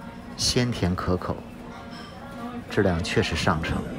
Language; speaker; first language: Chinese; native; Chinese